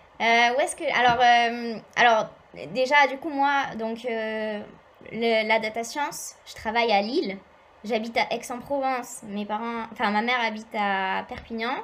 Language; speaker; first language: French; native; French